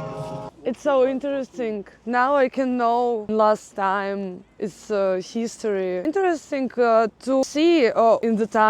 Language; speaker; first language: English; non-native, learner; Russian